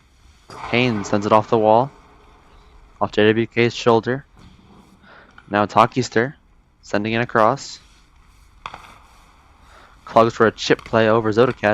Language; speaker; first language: English; native; English